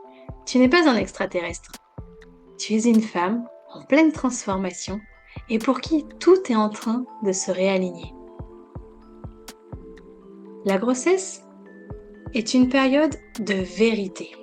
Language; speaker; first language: French; native; French